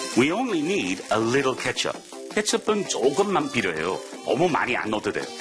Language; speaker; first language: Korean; non-native, fluent; English